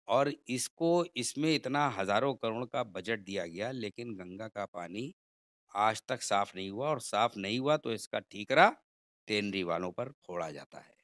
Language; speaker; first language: Hindi; native; Hindi